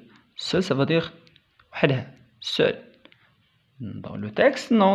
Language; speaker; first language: French; non-native, local second language; Arabic